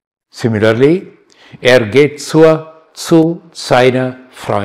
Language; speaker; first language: German; non-native, fluent; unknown